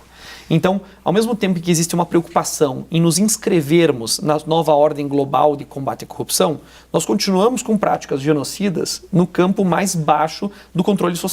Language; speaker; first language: Portuguese; native; Portuguese